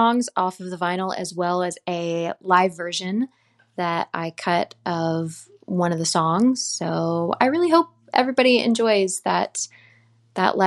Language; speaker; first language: English; native; English